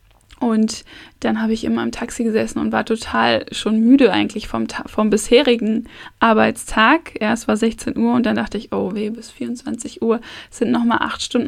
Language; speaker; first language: German; native; German